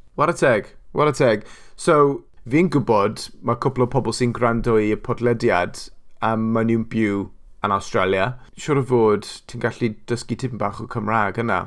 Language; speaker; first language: Welsh; non-native, local second language; English